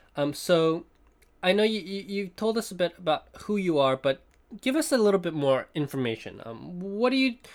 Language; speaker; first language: English; non-native, local second language; Cantonese